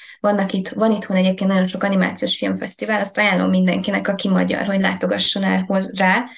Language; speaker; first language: Hungarian; native; Hungarian